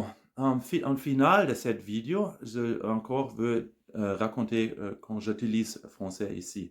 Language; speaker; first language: French; non-native, learner; German